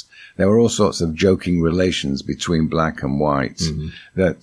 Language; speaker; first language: English; native; English